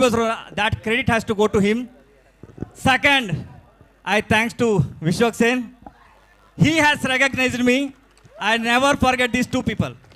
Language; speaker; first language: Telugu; non-native, learner; Kannada